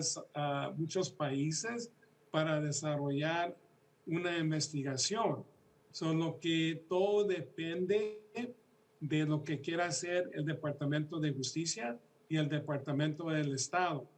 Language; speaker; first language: Spanish; early bilingual, heritage; Spanish